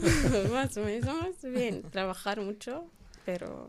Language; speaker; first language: Spanish; non-native, learner; Arabic